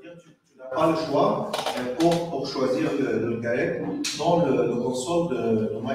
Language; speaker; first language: French; non-native, learner; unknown